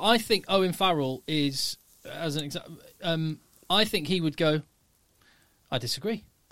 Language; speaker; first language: English; native; English